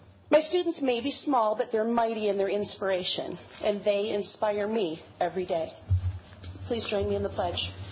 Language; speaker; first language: English; native; English